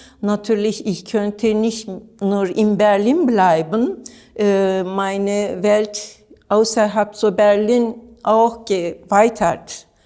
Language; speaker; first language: German; non-native, learner; Turkish